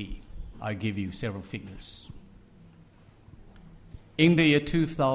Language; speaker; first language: English; non-native, fluent; Chinese